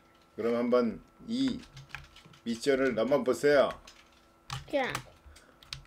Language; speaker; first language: Korean; native; Korean